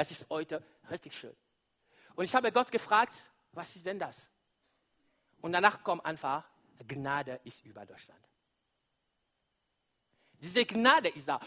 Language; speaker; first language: German; non-native, fluent; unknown